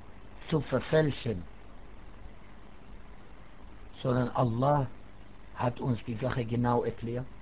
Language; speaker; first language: German; non-native, fluent; Arabic